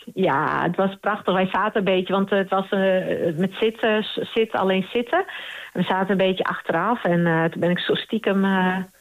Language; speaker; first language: Dutch; non-native, local second language; Western Frisian